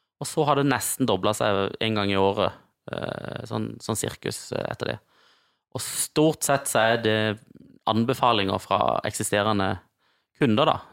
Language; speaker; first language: Norwegian; native; Norwegian